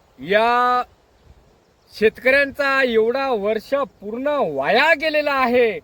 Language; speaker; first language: Marathi; non-native, local second language; Lambadi